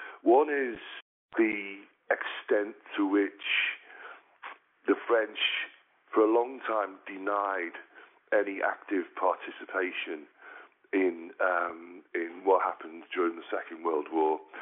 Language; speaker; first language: English; native; English